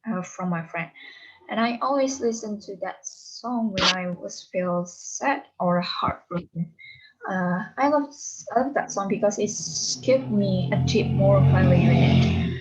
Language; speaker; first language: English; non-native, learner; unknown